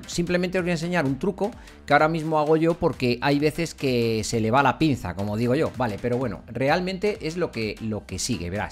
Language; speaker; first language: Spanish; native; Spanish